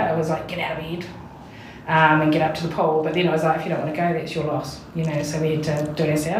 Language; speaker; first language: English; native; English